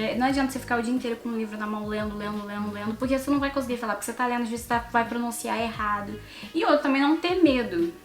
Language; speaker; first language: Portuguese; native; Portuguese